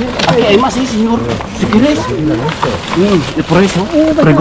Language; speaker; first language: Spanish; non-native, learner; Filipino